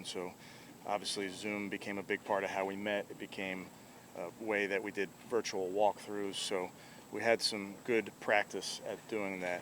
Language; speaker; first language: English; native; English